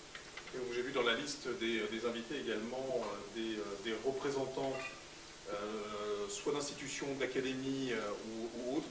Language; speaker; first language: French; native; French